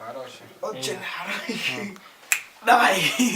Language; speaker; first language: Russian; non-native, learner; Portuguese